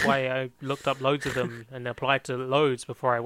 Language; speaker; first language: English; native; English